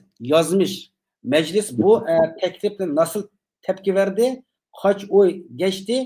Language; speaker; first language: Turkish; non-native, learner; Uyghur